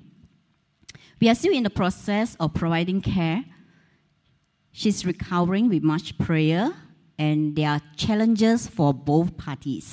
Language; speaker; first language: English; non-native, local second language; Cantonese